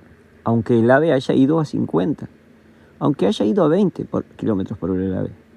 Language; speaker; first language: Spanish; native; Spanish